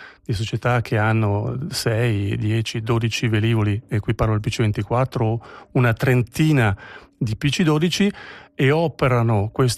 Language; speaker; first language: Italian; native; Italian